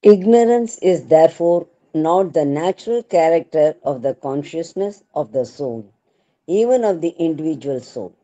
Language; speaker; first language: English; non-native, local second language; Tamil